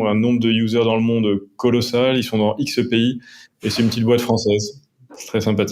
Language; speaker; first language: French; native; French